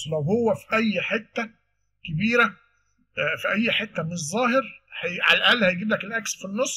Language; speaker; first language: Arabic; native; Arabic